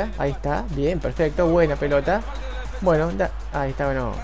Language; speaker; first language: Spanish; native; Spanish